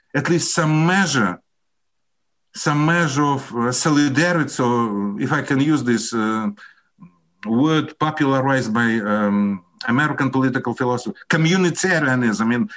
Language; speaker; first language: English; non-native, fluent; Russian